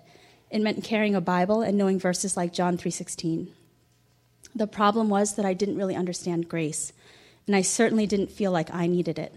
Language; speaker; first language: English; native; English